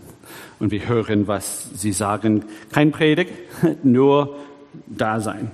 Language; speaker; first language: German; early bilingual, heritage; German